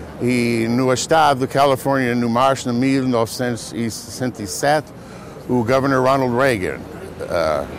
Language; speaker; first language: Portuguese; early bilingual, heritage; English